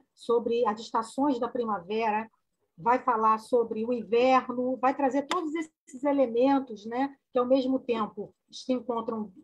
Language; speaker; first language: Portuguese; native; Portuguese